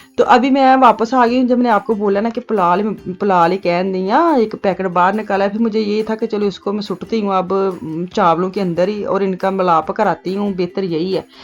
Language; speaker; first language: Urdu; non-native, local second language; Punjabi